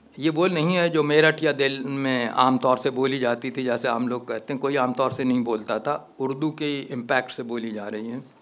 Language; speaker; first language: Hindi; native; Hindi